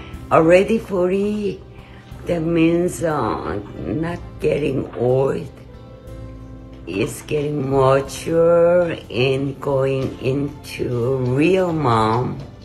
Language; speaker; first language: English; non-native, fluent; Korean